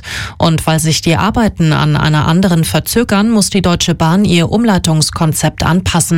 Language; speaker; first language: German; native; German